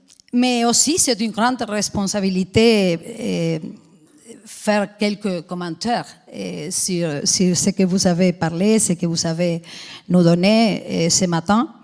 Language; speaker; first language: French; non-native, fluent; Spanish